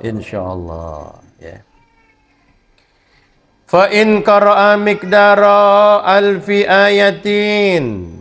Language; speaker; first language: Arabic; non-native, fluent; Indonesian